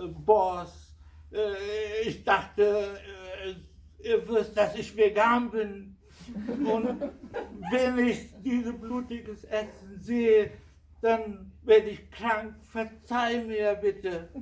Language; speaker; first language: German; non-native, fluent; Kurdish